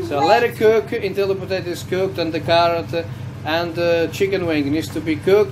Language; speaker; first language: English; non-native, fluent; Portuguese